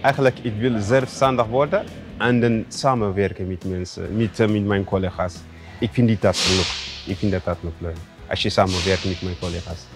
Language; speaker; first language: Dutch; non-native, learner; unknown